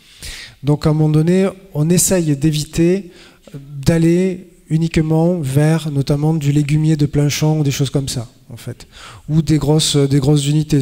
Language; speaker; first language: French; native; French